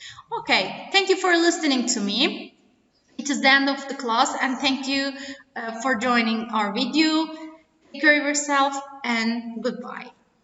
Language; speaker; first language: English; non-native, fluent; Turkish